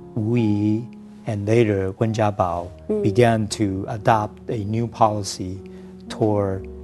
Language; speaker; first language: English; early bilingual, other home language; Chinese